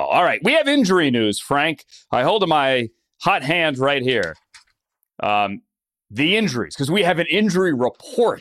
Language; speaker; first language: English; native; English